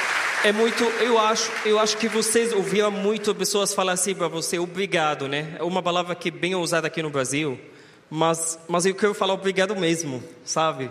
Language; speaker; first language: Portuguese; non-native, fluent; Arabic